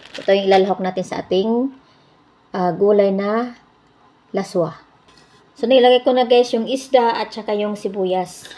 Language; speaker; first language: Filipino; non-native, local second language; Cebuano